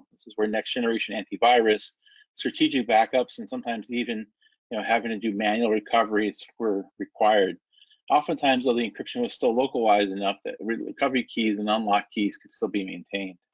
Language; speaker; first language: English; native; English